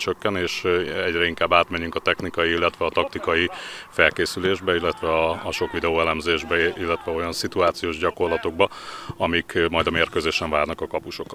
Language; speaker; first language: Hungarian; native; Hungarian